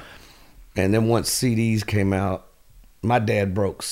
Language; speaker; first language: English; native; English